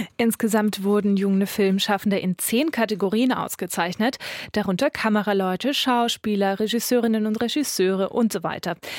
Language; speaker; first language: German; native; German